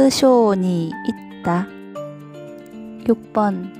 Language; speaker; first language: Japanese; non-native, learner; Korean